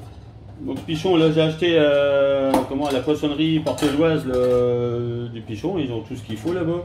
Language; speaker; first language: French; native; French